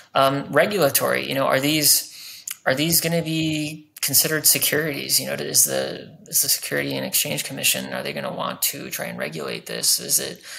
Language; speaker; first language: English; native; English